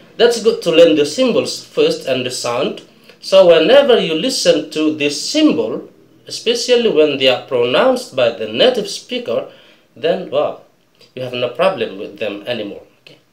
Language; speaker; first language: English; non-native, fluent; Indonesian